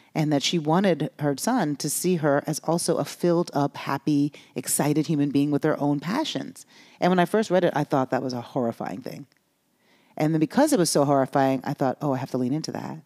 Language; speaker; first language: English; native; English